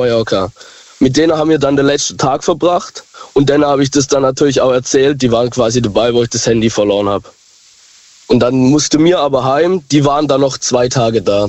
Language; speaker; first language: German; native; German